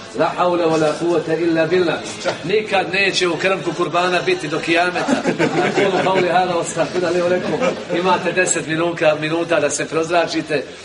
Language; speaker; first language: Bosnian; native; Bosnian